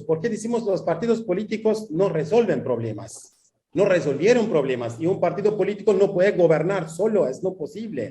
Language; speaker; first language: Spanish; non-native, fluent; Kurdish